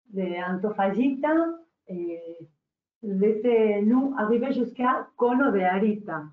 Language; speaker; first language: French; non-native, learner; Spanish